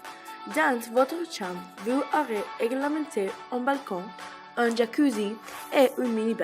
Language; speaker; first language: French; non-native, learner; Spanish